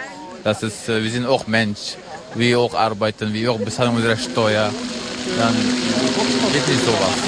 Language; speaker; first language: German; non-native, learner; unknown